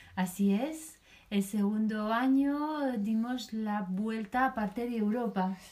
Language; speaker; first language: Spanish; native; Spanish